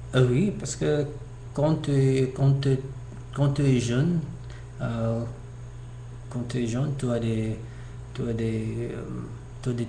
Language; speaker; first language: French; non-native, learner; English